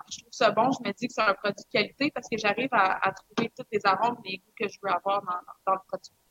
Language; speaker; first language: French; native; French